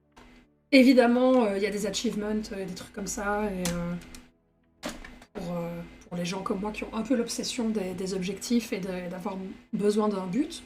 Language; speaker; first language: French; native; French